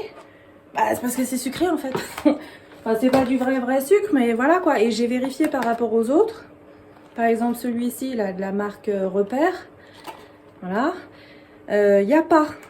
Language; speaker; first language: French; native; French